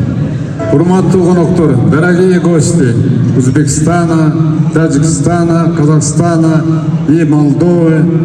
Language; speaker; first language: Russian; non-native, local second language; Kyrgyz